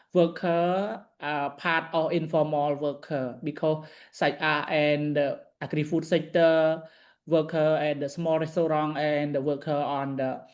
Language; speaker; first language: English; non-native, learner; Khmer